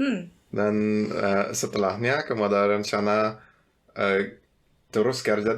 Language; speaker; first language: Indonesian; non-native, fluent; German